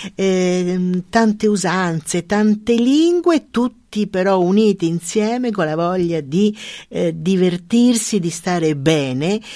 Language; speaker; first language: Italian; native; Italian